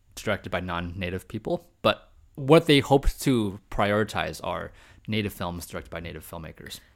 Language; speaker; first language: English; early bilingual, other home language; Chinese